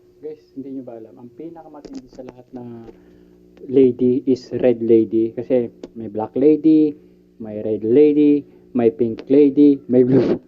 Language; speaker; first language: Filipino; non-native, local second language; Hiligaynon